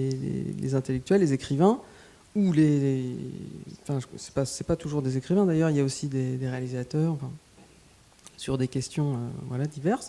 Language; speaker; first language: French; native; French